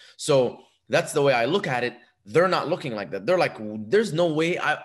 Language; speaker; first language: English; non-native, fluent; Arabic